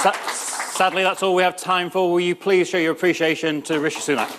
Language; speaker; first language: English; native; English